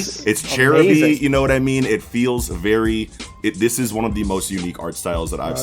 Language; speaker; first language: English; native; English